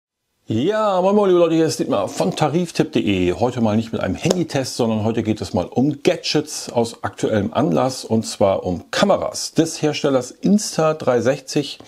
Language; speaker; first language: German; native; German